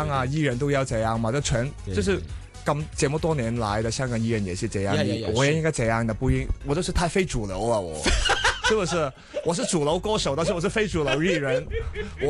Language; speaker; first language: Chinese; non-native, learner; Cantonese